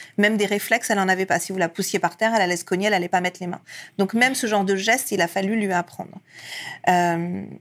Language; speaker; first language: French; early bilingual, other home language; Persian